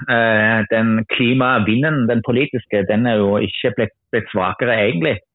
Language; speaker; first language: Norwegian; non-native, fluent; German